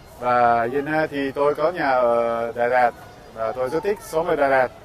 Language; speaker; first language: Vietnamese; non-native, fluent; French